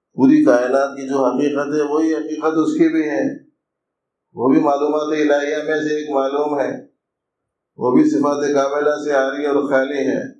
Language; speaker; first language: Urdu; native; Urdu